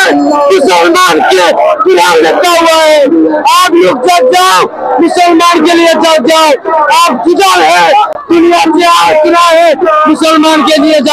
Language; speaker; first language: Hindi; non-native, learner; Bangla